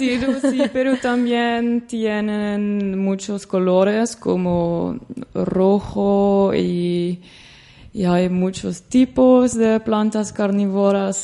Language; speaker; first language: Spanish; non-native, learner; Dutch